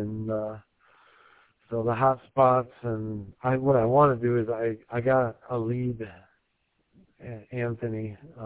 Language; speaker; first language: English; native; English